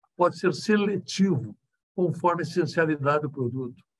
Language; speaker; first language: Portuguese; native; Portuguese